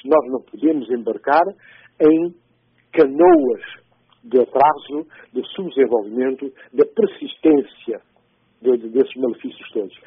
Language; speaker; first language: Portuguese; non-native, local second language; Upper Guinea Crioulo